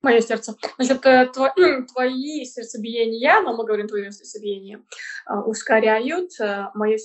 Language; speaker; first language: Russian; native; Russian